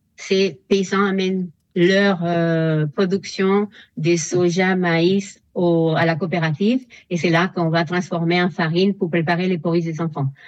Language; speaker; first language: French; non-native, fluent; Spanish